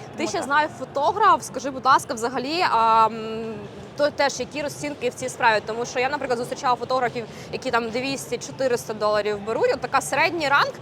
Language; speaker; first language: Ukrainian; native; Ukrainian